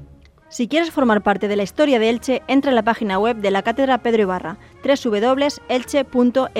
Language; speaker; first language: Spanish; native; Spanish